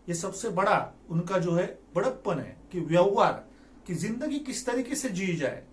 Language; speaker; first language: Hindi; non-native, local second language; Marathi